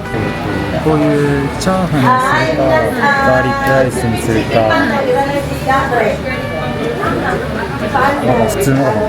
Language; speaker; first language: Japanese; native; Japanese